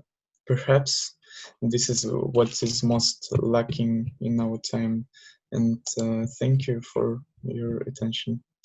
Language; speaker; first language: English; non-native, learner; Russian